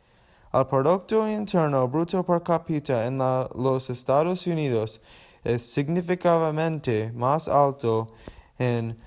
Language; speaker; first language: Spanish; non-native, learner; English